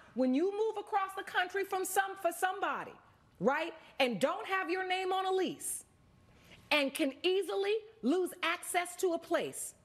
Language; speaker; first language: English; native; English